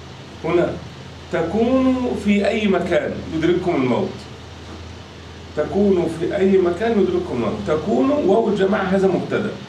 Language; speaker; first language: Arabic; non-native, fluent; Chechen